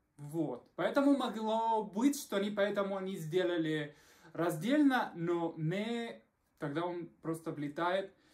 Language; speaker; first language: Russian; non-native, fluent; Spanish